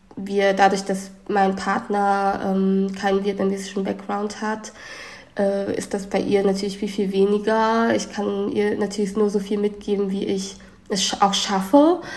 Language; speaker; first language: German; early bilingual, other home language; Vietnamese